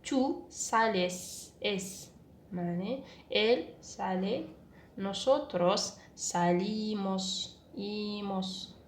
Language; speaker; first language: Spanish; non-native, fluent; Arabic